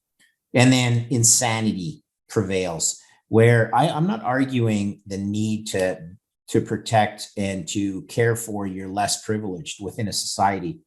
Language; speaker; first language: English; native; English